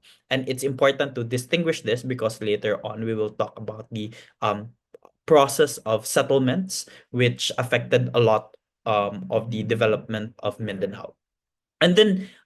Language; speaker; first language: English; non-native, local second language; Cebuano